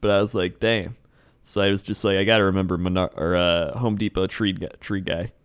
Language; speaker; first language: English; native; English